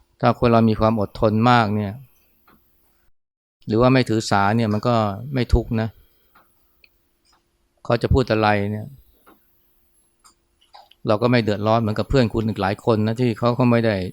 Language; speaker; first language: Thai; native; Thai